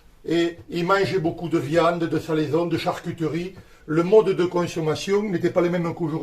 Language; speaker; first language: French; native; French